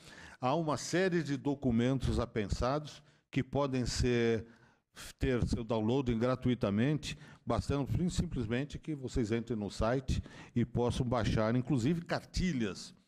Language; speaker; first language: Portuguese; native; Portuguese